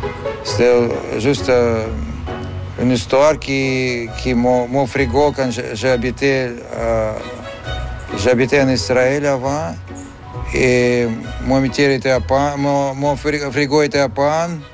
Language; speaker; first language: French; non-native, fluent; Russian